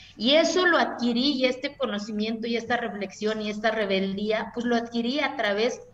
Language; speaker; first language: Spanish; non-native, local second language; Zapotec